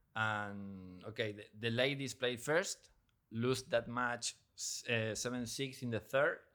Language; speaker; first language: English; non-native, learner; Spanish